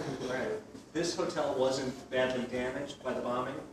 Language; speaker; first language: English; native; English